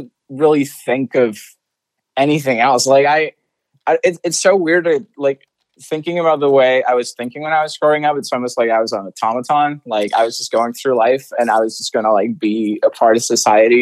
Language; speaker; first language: English; non-native, fluent; Spanish